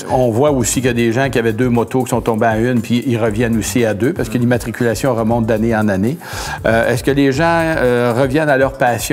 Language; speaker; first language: French; native; French